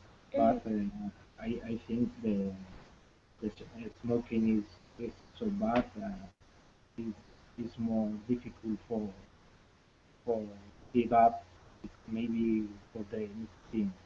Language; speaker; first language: English; non-native, learner; Spanish